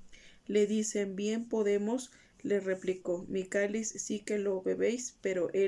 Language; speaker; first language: Spanish; native; Spanish